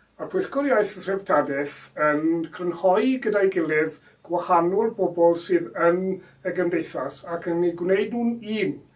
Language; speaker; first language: Welsh; native; Welsh